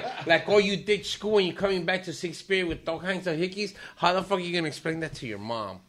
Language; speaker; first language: English; early bilingual, other home language; Spanish